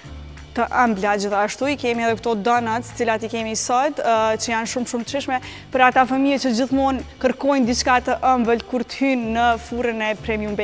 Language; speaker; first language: Albanian; native; Albanian